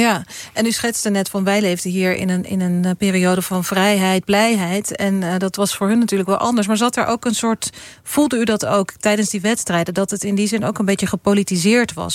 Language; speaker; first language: Dutch; native; Dutch